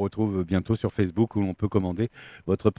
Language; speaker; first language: French; native; French